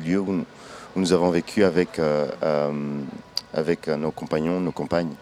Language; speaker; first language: French; non-native, local second language; Kinyarwanda